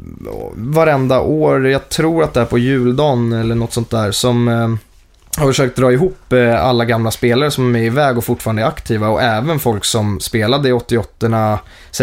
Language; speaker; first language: Swedish; native; Swedish